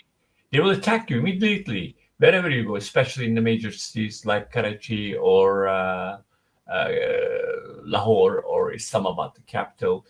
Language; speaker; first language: English; non-native, fluent; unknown